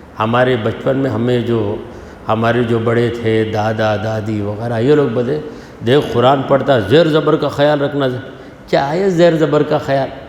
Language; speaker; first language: Urdu; native; Urdu